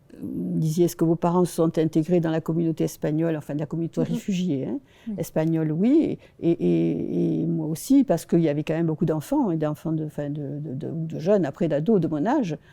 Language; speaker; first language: French; early bilingual, other home language; Spanish